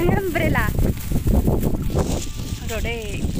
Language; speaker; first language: Hindi; non-native, local second language; Bodo